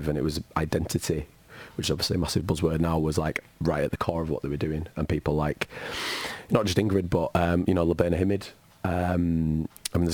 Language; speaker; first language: English; native; English